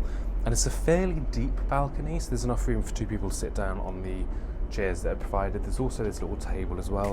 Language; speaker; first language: English; native; English